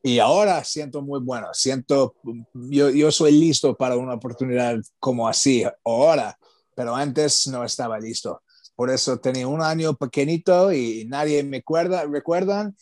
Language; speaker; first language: Spanish; non-native, learner; English